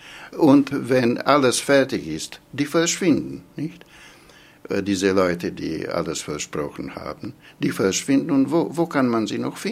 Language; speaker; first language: German; non-native, fluent; Romanian